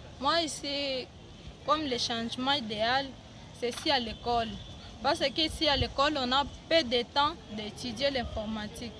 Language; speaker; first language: French; non-native, learner; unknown